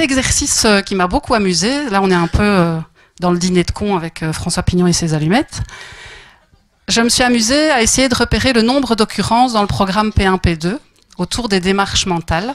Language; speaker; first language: French; native; French